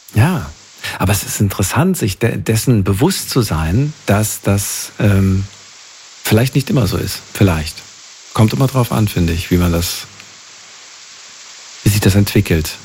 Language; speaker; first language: German; native; German